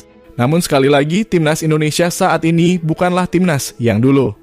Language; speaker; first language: Indonesian; native; Indonesian